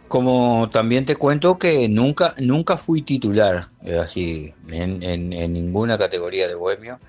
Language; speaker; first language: Spanish; native; Spanish